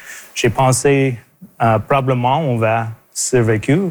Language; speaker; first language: French; non-native, local second language; English